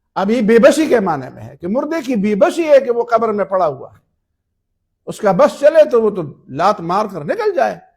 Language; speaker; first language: Urdu; non-native, local second language; Pashto